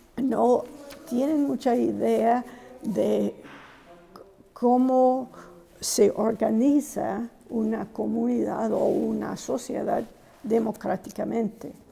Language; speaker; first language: Spanish; non-native, fluent; English